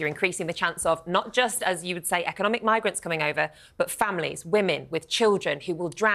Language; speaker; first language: English; native; English